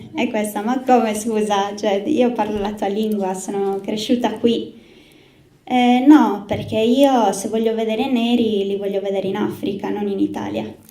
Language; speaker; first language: Italian; early bilingual, other home language; Spanish